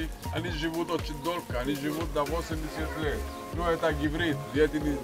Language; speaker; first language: Russian; non-native, learner; Greek